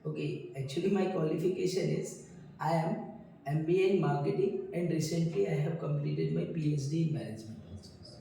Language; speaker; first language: English; non-native, local second language; Hindi